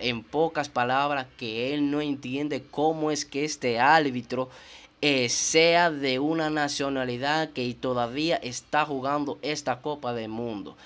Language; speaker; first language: Spanish; native; Spanish